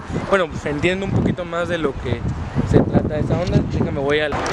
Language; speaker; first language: Spanish; native; Spanish